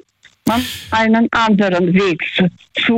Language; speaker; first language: German; non-native, fluent; Russian